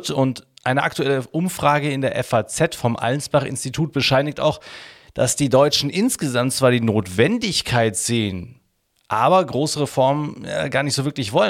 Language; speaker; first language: German; native; German